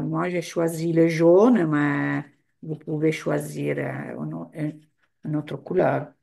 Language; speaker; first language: French; non-native, fluent; Italian